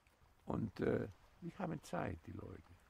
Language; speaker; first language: German; non-native, fluent; Greek